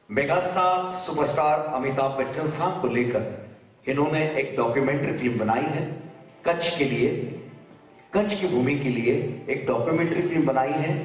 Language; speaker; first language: Hindi; non-native, local second language; Kachhi